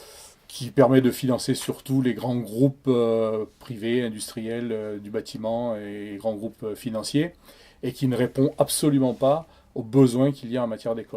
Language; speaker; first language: French; native; French